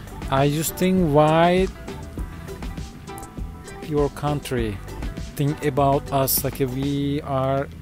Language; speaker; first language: English; non-native, fluent; Turkish